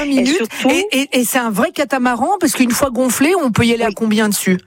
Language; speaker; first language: French; native; French